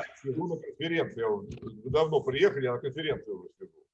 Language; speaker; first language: Russian; native; Russian